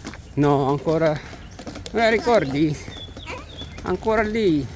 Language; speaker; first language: Italian; non-native, learner; Filipino